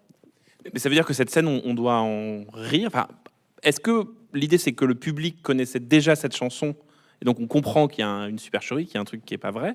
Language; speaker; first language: French; native; French